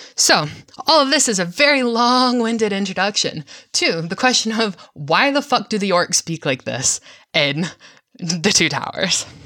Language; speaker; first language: English; native; English